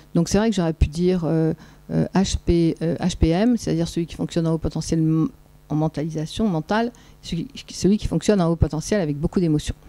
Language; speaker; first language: French; native; French